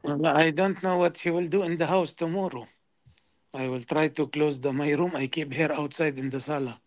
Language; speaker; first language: English; non-native, learner; Arabic